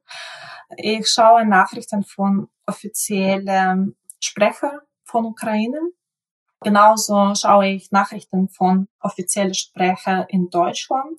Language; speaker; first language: German; non-native, local second language; Ukrainian